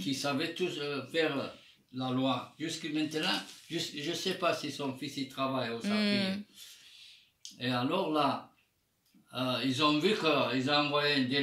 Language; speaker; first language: French; non-native, fluent; Armenian